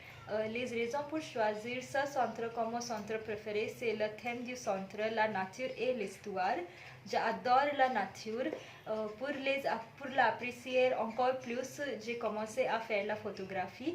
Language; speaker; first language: French; non-native, fluent; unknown